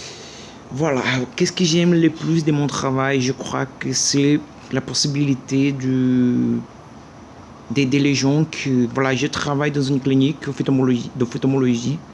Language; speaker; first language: French; non-native, learner; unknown